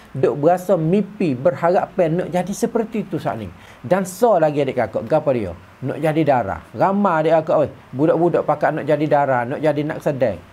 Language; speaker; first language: Malay; native; Malay